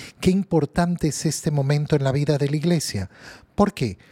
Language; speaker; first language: Spanish; native; Spanish